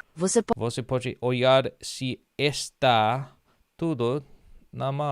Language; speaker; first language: Portuguese; non-native, learner; English